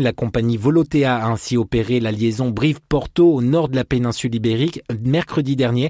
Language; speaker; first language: French; native; French